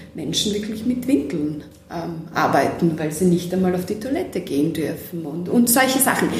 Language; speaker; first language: German; non-native, fluent; Serbian